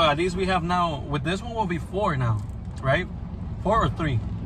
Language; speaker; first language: English; early bilingual, other home language; Spanish